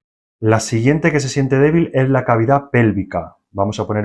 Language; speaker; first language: Spanish; native; Spanish